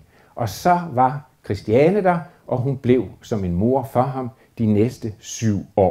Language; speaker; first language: Danish; native; Danish